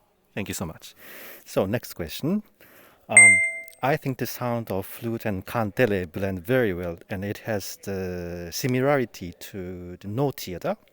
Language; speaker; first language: English; non-native, learner; Japanese